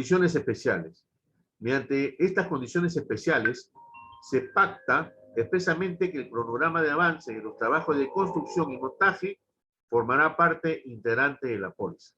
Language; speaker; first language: Spanish; native; Spanish